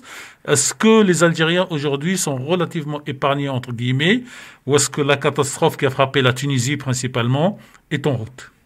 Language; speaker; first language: French; native; French